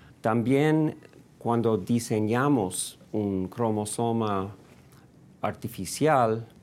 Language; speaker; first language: Spanish; non-native, fluent; English